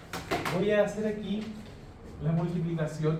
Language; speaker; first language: Spanish; native; Spanish